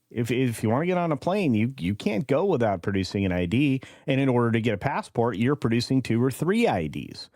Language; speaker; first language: English; native; English